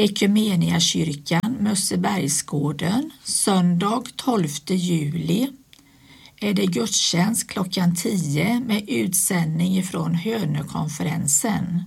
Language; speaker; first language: Swedish; native; Swedish